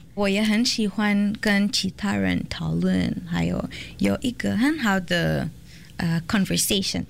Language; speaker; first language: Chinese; non-native, learner; Portuguese